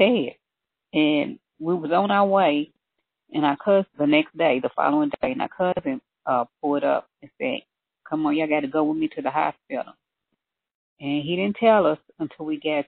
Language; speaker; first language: English; native; English